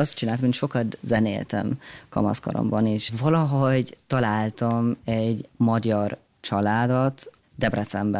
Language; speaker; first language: Hungarian; early bilingual, heritage; German